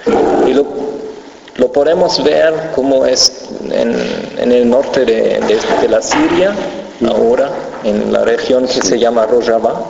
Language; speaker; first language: Spanish; non-native, fluent; German